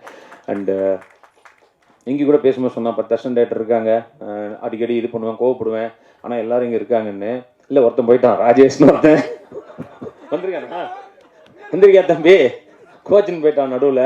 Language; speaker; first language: Tamil; native; Tamil